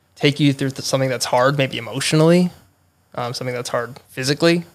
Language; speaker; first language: English; native; English